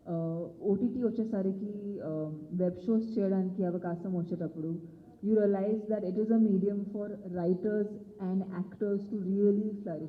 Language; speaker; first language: Telugu; non-native, fluent; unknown